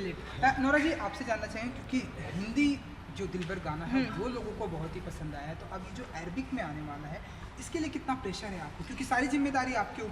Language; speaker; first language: Hindi; native; Hindi